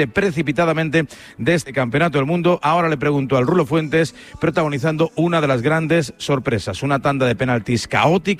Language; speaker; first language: Spanish; native; Spanish